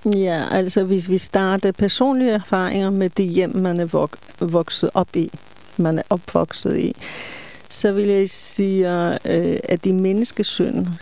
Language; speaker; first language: Danish; non-native, fluent; Polish